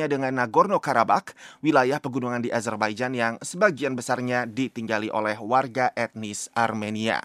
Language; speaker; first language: Indonesian; native; Indonesian